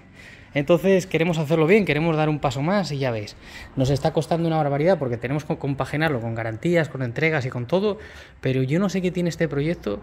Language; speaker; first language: Spanish; native; Spanish